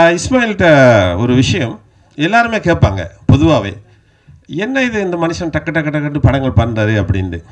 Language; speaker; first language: Tamil; native; Tamil